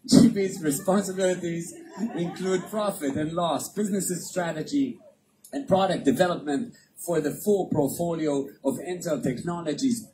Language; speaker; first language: English; non-native, fluent; Hebrew